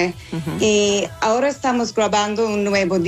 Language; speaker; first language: Spanish; non-native, learner; English